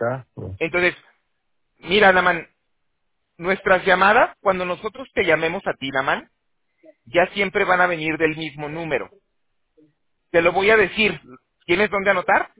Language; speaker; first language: Spanish; native; Spanish